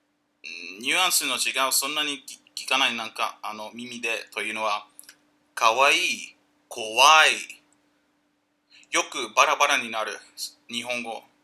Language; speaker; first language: Japanese; non-native, learner; English